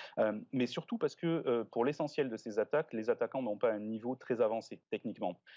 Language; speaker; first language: French; native; French